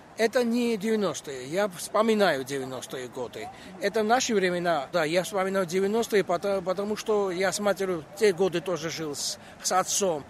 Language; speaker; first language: Russian; non-native, local second language; Georgian